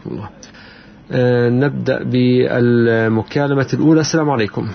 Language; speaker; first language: Arabic; native; Arabic